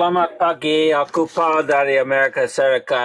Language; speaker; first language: Indonesian; non-native, learner; English